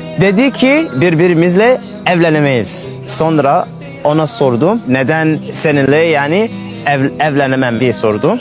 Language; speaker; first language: Turkish; non-native, learner; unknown